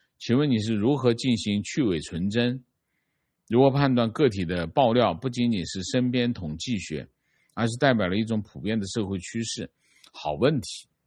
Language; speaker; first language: Chinese; native; Chinese